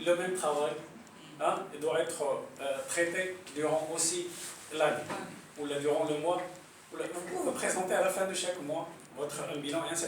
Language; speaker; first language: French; non-native, local second language; Arabic